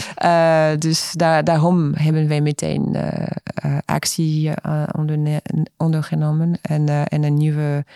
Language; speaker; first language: Dutch; non-native, fluent; French